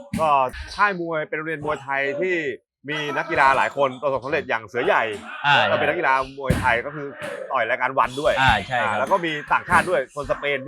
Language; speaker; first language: Thai; native; Thai